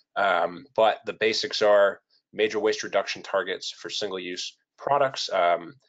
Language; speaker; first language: English; native; English